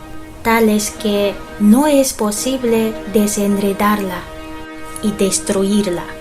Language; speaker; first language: Spanish; non-native, fluent; Russian